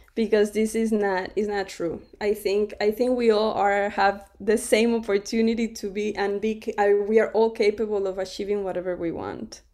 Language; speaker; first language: English; non-native, fluent; Spanish